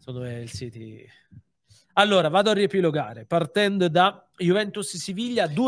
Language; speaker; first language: Italian; native; Italian